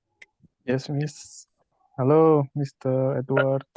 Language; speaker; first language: English; non-native, learner; Indonesian